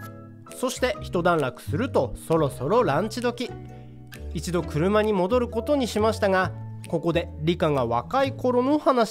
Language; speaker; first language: Japanese; native; Japanese